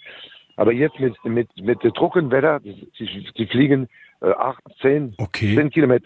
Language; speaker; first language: German; non-native, learner; French